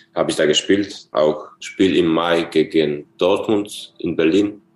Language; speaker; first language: German; non-native, fluent; Polish